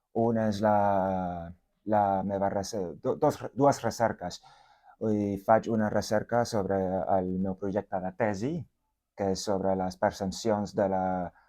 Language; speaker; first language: Catalan; non-native, learner; Spanish